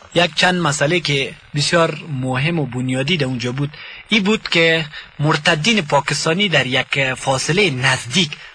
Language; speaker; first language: Persian; native; Persian